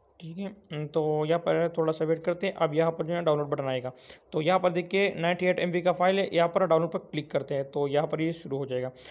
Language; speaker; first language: Urdu; non-native, local second language; Pashto